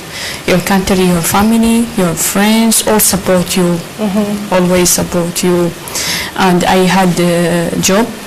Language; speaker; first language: English; non-native, learner; Arabic